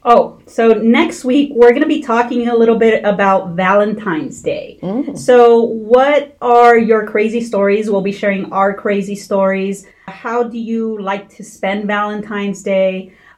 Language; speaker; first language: English; early bilingual, other home language; Spanish